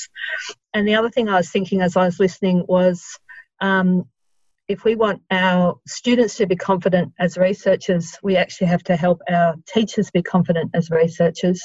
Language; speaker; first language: English; native; English